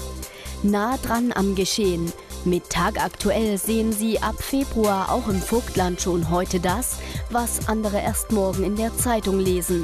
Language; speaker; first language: German; native; German